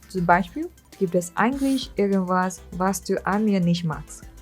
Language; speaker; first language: German; non-native, learner; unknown